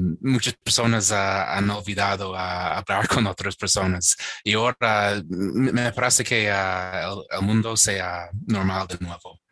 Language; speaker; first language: Spanish; non-native, fluent; English